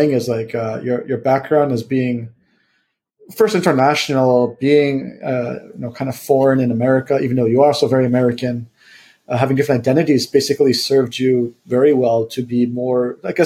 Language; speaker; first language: English; early bilingual, other home language; Vietnamese